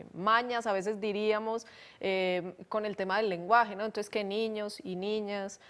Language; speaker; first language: Spanish; native; Spanish